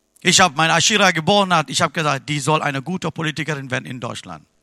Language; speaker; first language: German; non-native, fluent; Tamil